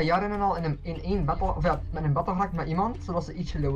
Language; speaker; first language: Dutch; native; Dutch